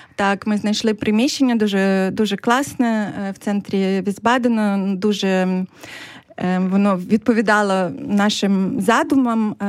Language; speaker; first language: Ukrainian; native; Ukrainian